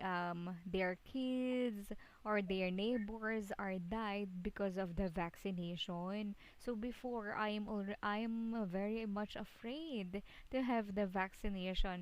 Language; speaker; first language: English; non-native, local second language; Filipino